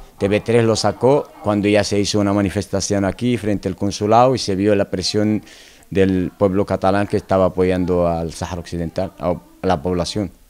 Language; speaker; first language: Spanish; non-native, local second language; Arabic